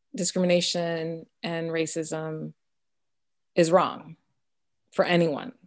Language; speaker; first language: English; early bilingual, other home language; Spanish